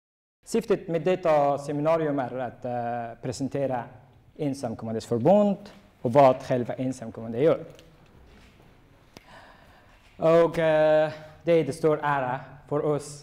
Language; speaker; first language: Swedish; non-native, fluent; Persian